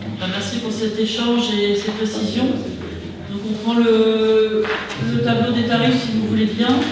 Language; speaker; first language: French; native; French